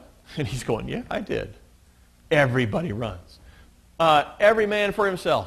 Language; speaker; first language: English; native; English